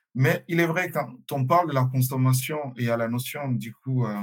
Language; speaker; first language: French; non-native, local second language; Swahili